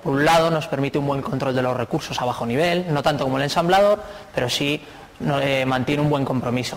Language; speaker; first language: Spanish; native; Spanish